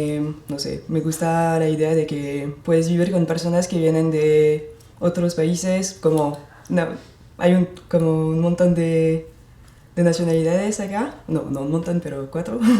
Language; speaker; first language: Spanish; non-native, fluent; French